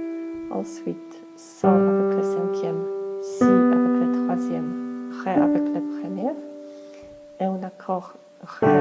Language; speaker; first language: French; non-native, fluent; Polish